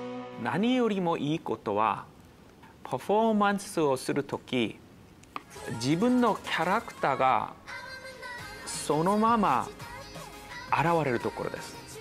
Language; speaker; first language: Japanese; non-native, fluent; Korean